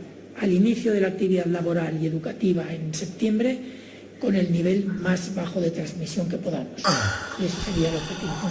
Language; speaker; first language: Spanish; native; Spanish